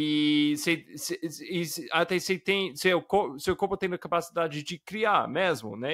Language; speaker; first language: Portuguese; non-native, fluent; English